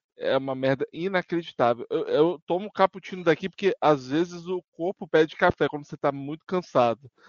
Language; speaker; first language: Portuguese; native; Portuguese